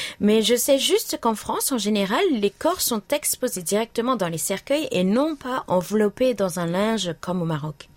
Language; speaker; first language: French; native; French